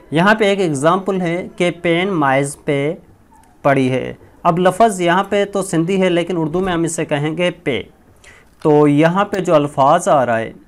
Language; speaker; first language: Urdu; non-native, local second language; Sindhi